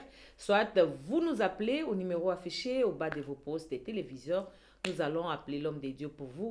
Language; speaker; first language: French; non-native, local second language; Lingala